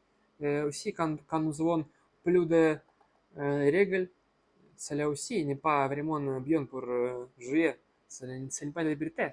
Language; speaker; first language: French; non-native, learner; Russian